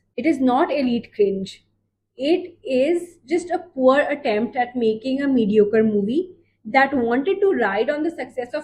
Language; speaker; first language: English; non-native, local second language; Hindi